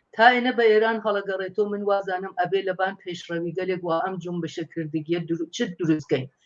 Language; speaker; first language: Central Kurdish; non-native, local second language; Persian